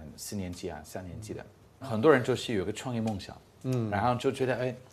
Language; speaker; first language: Chinese; non-native, fluent; English